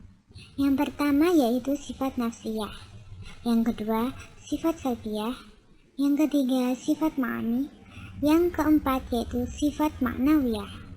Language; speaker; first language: Indonesian; native; Indonesian